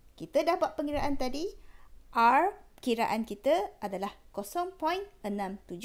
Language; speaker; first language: Malay; non-native, local second language; Chinese